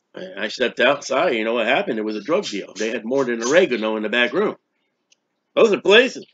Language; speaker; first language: English; native; English